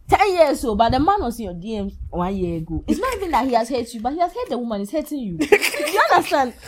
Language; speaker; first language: English; non-native, local second language; Akan